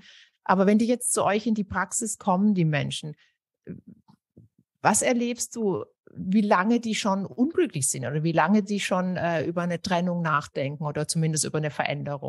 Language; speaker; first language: German; native; German